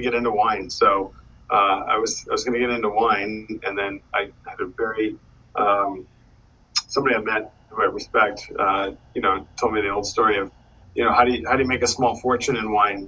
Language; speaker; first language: English; native; English